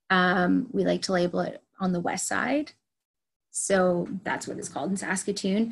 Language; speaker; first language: English; native; English